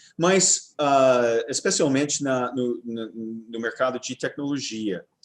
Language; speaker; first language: Portuguese; non-native, fluent; English